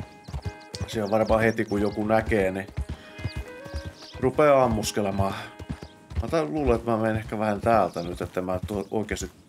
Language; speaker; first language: Finnish; native; Finnish